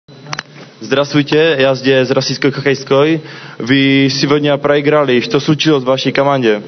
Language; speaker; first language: Russian; non-native, learner; Czech